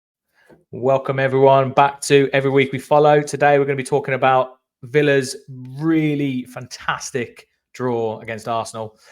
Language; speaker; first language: English; native; English